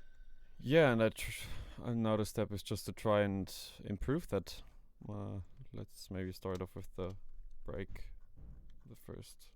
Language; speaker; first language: English; non-native, fluent; German